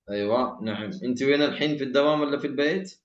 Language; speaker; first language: Arabic; non-native, fluent; Malayalam